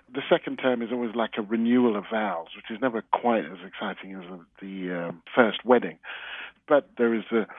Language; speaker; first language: English; native; English